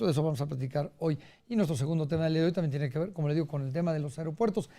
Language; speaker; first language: Spanish; native; Spanish